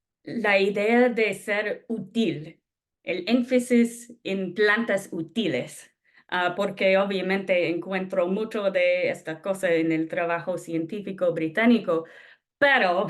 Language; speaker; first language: Spanish; non-native, fluent; English